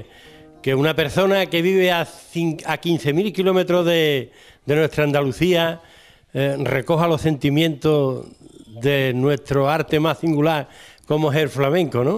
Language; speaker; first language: Spanish; native; Spanish